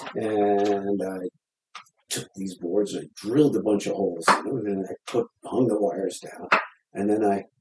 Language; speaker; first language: English; native; English